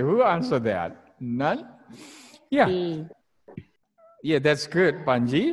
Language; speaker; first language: English; non-native, fluent; Indonesian